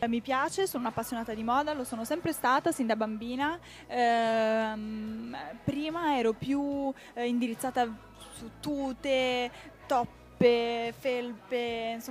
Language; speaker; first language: Italian; native; Italian